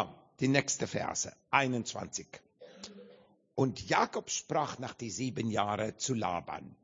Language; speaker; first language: German; non-native, learner; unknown